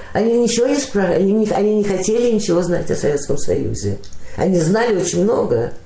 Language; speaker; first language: Russian; native; Russian